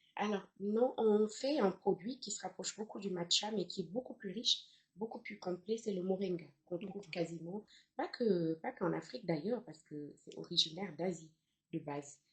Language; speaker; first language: French; non-native, local second language; Wolof